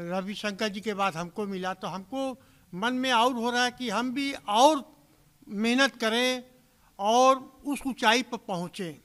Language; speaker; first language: Hindi; native; Hindi